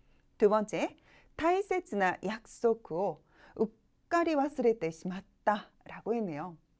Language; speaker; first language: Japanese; non-native, fluent; Korean